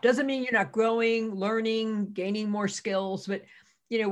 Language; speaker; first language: English; native; English